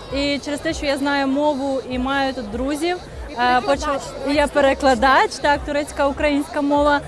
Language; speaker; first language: Ukrainian; native; Ukrainian